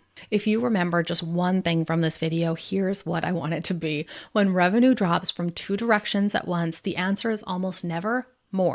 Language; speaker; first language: English; native; English